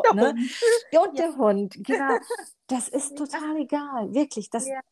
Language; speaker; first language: German; early bilingual, other home language; Romanian